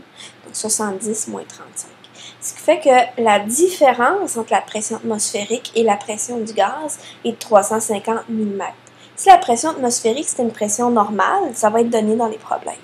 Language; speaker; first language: French; native; French